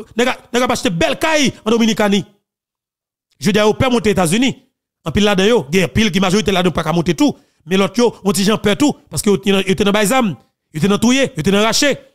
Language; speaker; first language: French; non-native, local second language; Haitian Creole